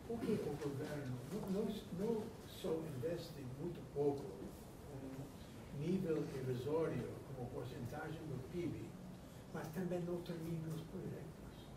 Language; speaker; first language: Portuguese; non-native, fluent; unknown